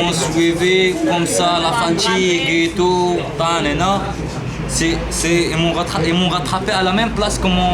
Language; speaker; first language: French; non-native, learner; Arabic